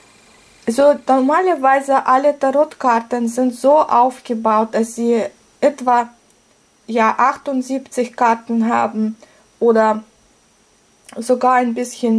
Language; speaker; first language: German; non-native, fluent; Russian